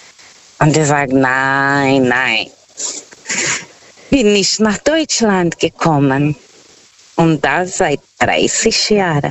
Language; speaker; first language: German; non-native, fluent; Portuguese